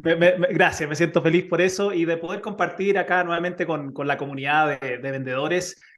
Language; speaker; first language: Spanish; native; Spanish